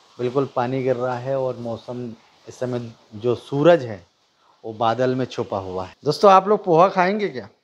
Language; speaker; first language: Hindi; native; Hindi